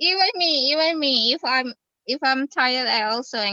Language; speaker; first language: English; non-native, fluent; Indonesian